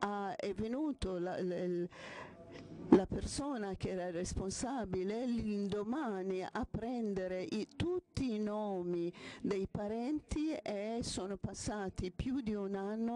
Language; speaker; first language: Italian; non-native, fluent; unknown